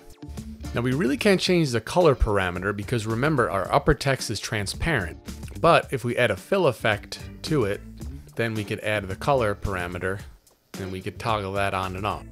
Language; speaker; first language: English; native; English